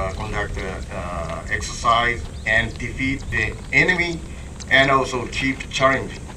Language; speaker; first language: English; non-native, learner; Japanese